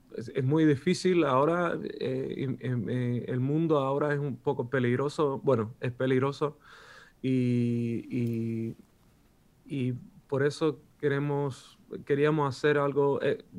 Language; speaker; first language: Spanish; non-native, fluent; Swedish